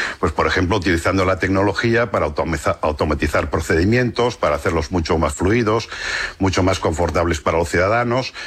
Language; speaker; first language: Spanish; non-native, local second language; Catalan